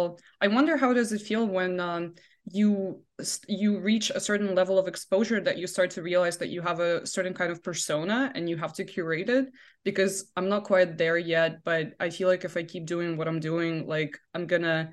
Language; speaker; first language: English; non-native, fluent; Russian